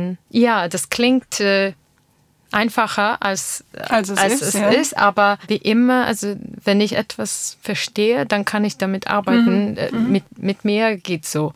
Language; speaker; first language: German; non-native, learner; Armenian